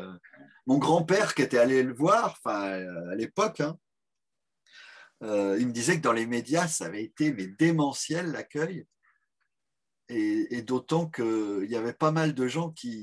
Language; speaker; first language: French; native; French